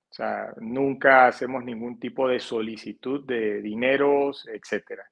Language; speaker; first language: Spanish; native; Spanish